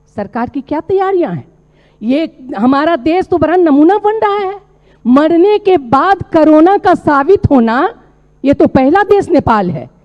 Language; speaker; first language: Hindi; non-native, local second language; Maithili